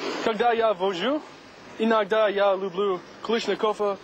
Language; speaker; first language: Russian; non-native, learner; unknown